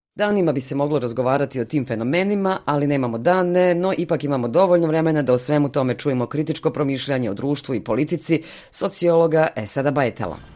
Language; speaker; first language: Bosnian; native; Bosnian